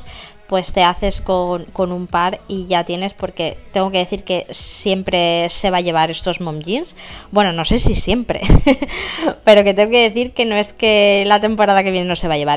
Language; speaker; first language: Spanish; native; Spanish